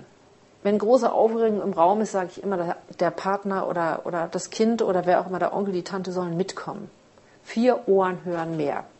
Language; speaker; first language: German; native; German